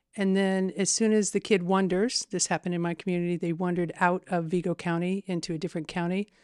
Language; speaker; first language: English; native; English